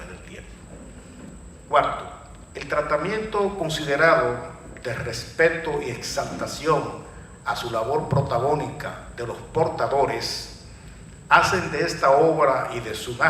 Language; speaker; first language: Spanish; native; Spanish